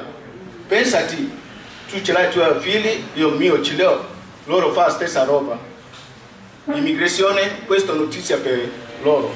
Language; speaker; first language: Italian; non-native, learner; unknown